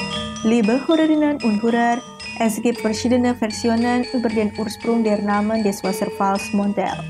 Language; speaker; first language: German; non-native, fluent; Indonesian